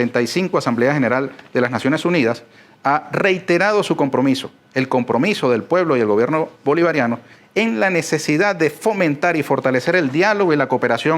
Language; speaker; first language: Spanish; native; Spanish